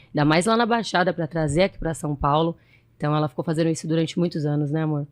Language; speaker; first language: Portuguese; native; Portuguese